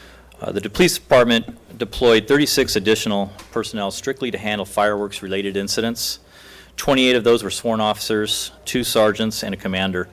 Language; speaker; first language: English; native; English